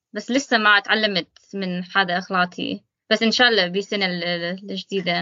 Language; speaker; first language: Arabic; non-native, learner; English